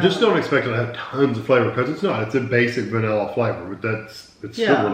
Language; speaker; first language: English; native; English